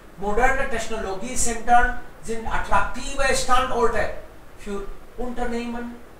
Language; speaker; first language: German; non-native, fluent; Hindi